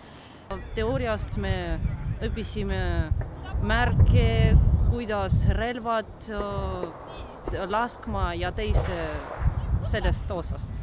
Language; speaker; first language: Estonian; non-native, local second language; Russian